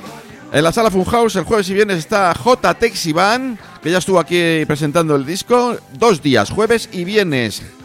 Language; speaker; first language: Spanish; native; Spanish